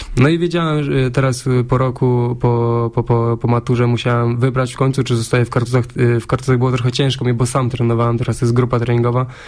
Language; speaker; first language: Polish; native; Polish